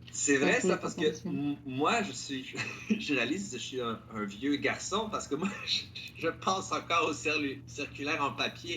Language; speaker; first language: French; non-native, fluent; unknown